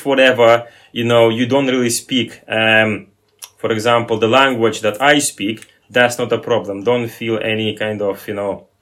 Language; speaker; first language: English; non-native, fluent; Lithuanian